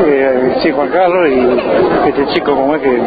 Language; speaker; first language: Spanish; native; Spanish